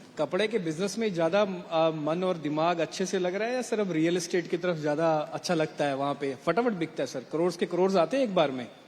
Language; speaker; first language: Hindi; native; Hindi